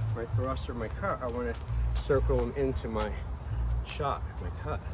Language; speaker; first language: English; native; English